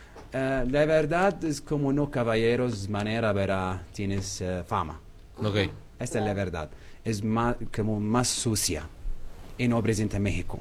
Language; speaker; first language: Spanish; non-native, learner; Arabic